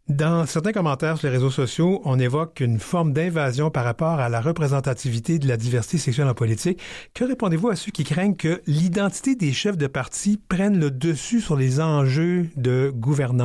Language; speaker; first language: French; native; French